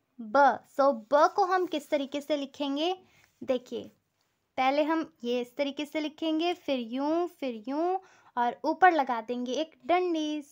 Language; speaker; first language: Hindi; native; Hindi